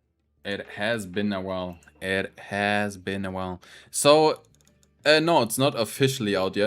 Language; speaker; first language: English; non-native, fluent; German